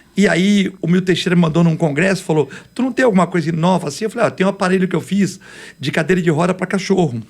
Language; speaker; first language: Portuguese; native; Portuguese